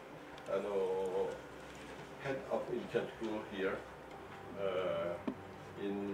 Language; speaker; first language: English; non-native, fluent; Indonesian